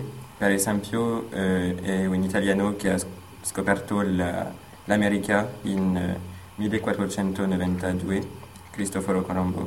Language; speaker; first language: Italian; non-native, learner; French